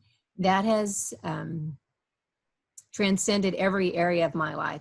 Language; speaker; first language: English; native; English